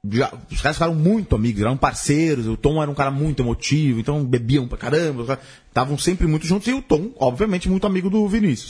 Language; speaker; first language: Portuguese; native; Portuguese